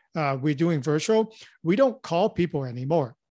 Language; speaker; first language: English; non-native, local second language; Cantonese